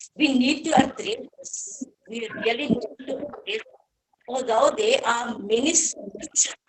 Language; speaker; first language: English; non-native, local second language; Afrikaans